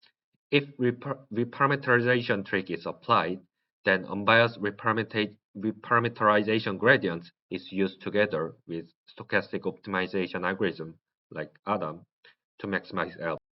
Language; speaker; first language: English; non-native, learner; Korean